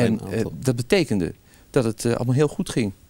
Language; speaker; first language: Dutch; native; Dutch